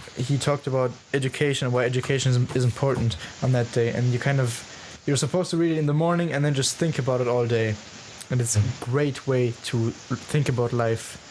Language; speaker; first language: English; non-native, fluent; German